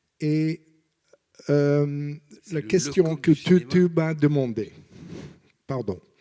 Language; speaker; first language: French; non-native, learner; English